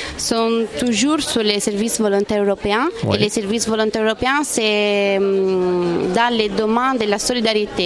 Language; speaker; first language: French; non-native, fluent; Italian